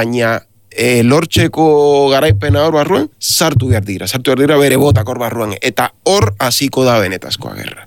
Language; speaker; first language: Basque; non-native, learner; Spanish